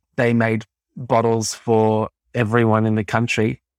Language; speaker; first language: English; native; English